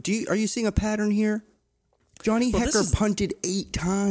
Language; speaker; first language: English; native; English